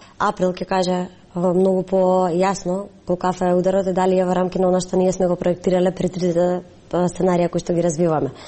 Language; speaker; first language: Macedonian; native; Macedonian